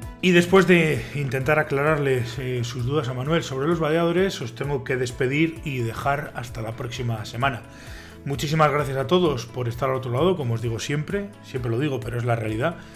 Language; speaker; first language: Spanish; native; Spanish